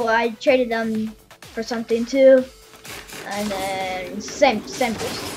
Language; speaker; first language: English; native; English